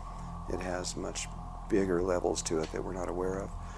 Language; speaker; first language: English; native; English